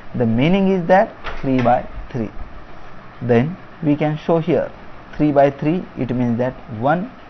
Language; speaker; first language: English; non-native, local second language; Marathi